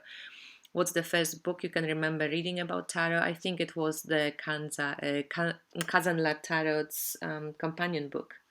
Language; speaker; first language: English; non-native, fluent; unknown